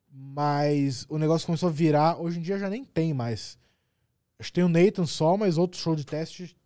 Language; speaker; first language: Portuguese; native; Portuguese